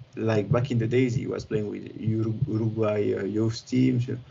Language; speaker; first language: English; non-native, fluent; French